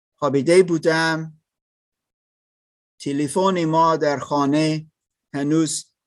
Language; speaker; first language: Persian; non-native, learner; German